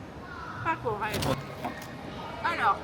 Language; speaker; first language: French; native; French